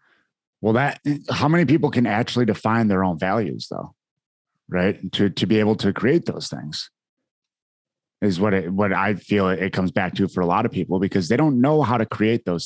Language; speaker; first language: English; native; English